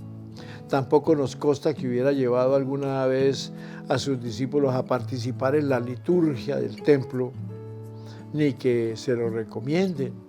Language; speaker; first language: Spanish; native; Spanish